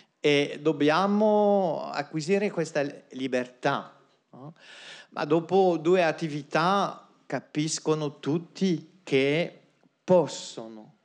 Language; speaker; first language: Italian; non-native, fluent; French